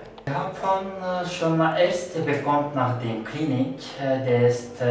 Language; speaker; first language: German; non-native, learner; Turkish